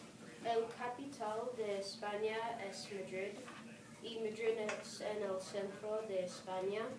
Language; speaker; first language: Spanish; non-native, learner; English